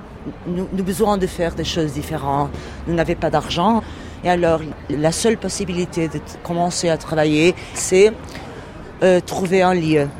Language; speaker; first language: French; non-native, learner; Portuguese